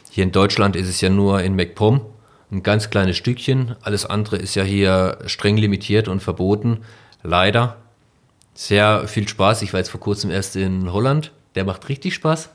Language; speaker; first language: German; native; German